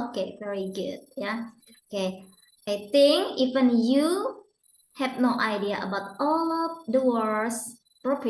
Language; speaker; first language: English; non-native, learner; Indonesian